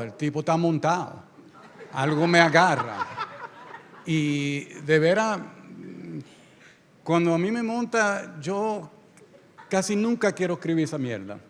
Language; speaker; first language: Spanish; early bilingual, heritage; Spanish